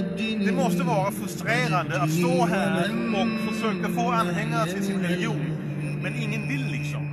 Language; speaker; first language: Swedish; native; Swedish